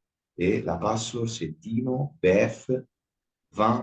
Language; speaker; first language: French; non-native, fluent; Italian